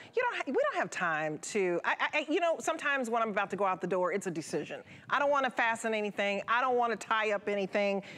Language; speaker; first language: English; native; English